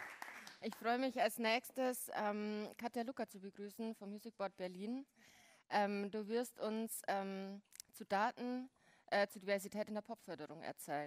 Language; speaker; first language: German; native; German